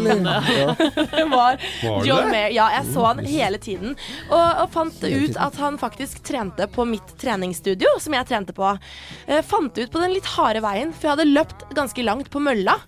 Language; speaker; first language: Norwegian; native; Norwegian